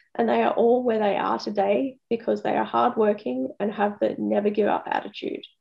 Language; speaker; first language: English; native; English